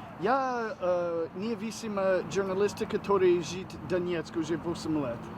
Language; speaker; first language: Russian; non-native, learner; English